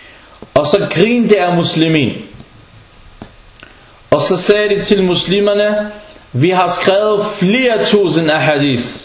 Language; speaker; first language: Danish; non-native, fluent; Arabic